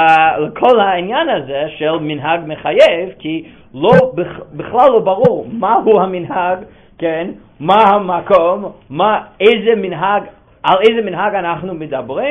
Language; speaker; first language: Hebrew; non-native, fluent; English